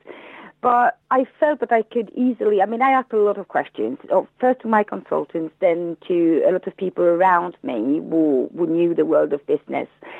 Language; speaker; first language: English; non-native, fluent; French